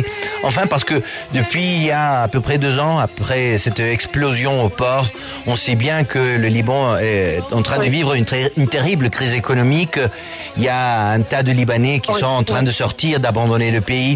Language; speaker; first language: French; non-native, fluent; Spanish